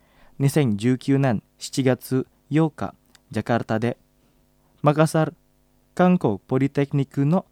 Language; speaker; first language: Japanese; non-native, fluent; Indonesian